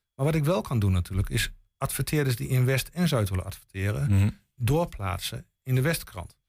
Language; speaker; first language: Dutch; native; Dutch